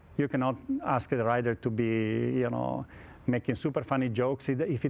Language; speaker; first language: English; non-native, fluent; Italian